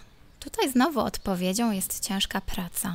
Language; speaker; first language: Polish; non-native, local second language; Ukrainian